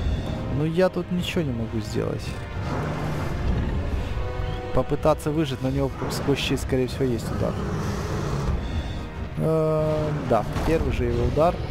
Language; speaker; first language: Russian; native; Russian